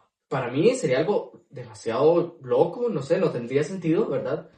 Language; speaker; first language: Spanish; native; Spanish